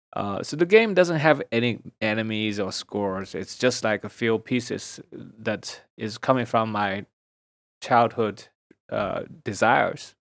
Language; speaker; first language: English; non-native, fluent; Chinese